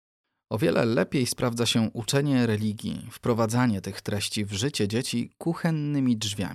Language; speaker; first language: Polish; native; Polish